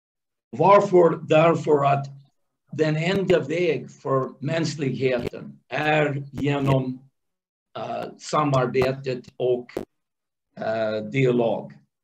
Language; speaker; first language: Swedish; non-native, fluent; English